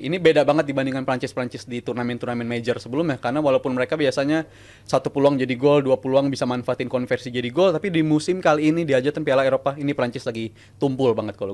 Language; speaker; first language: Indonesian; native; Indonesian